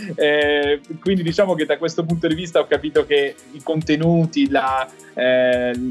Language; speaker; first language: Italian; native; Italian